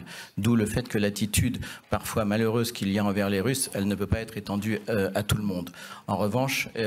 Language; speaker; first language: French; native; French